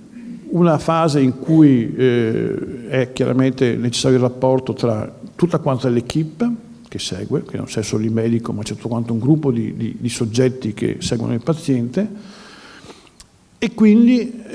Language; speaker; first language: Italian; native; Italian